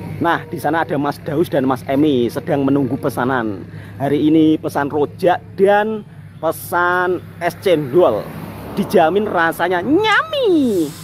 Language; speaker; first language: Indonesian; native; Indonesian